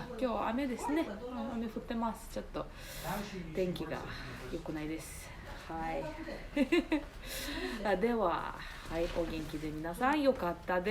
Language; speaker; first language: Japanese; non-native, learner; Russian